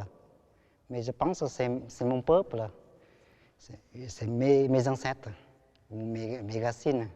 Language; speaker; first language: French; non-native, learner; Vietnamese